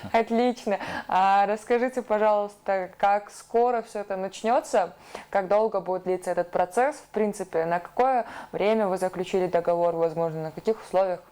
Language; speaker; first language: Russian; native; Russian